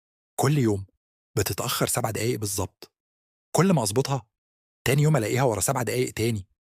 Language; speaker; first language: Arabic; native; Arabic